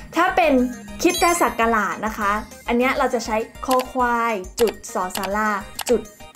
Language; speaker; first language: Thai; native; Thai